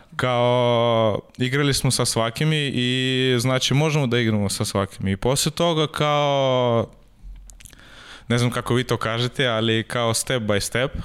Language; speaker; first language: Serbian; non-native, learner; Russian